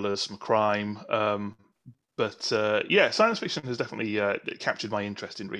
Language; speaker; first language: English; native; English